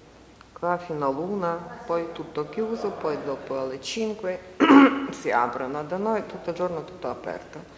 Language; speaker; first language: Italian; non-native, learner; Ukrainian